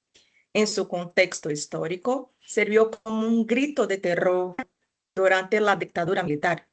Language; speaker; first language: Spanish; non-native, fluent; Portuguese